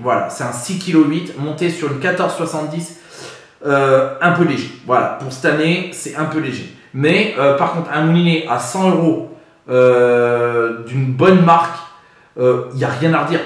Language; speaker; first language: French; native; French